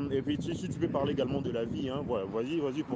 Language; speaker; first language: French; non-native, local second language; Lingala